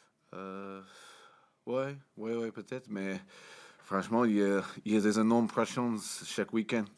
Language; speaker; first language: French; non-native, fluent; English